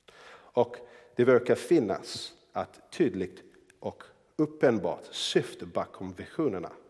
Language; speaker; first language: Swedish; non-native, fluent; English